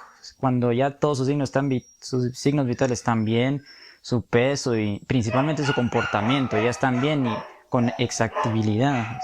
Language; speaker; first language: Spanish; native; Spanish